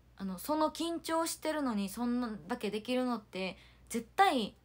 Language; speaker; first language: Japanese; non-native, fluent; Korean